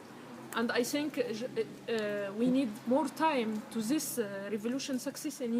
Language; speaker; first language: English; non-native, learner; Arabic